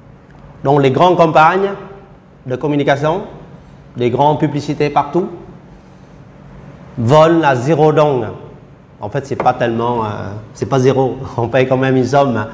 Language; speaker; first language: French; non-native, fluent; Vietnamese